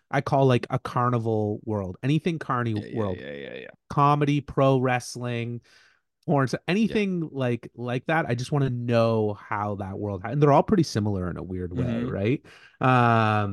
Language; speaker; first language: English; native; English